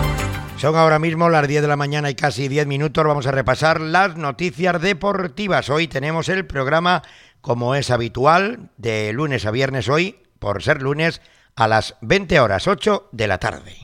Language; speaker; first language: Spanish; native; Spanish